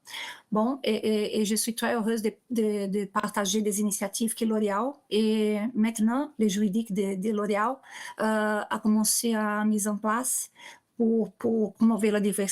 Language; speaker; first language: French; non-native, learner; Portuguese